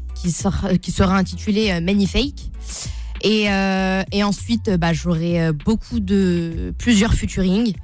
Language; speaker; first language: French; native; French